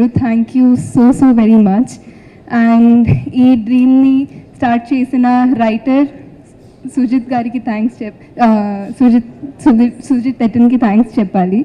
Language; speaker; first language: Telugu; non-native, fluent; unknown